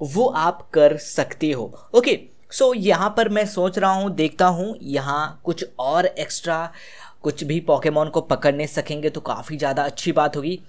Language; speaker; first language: Hindi; native; Hindi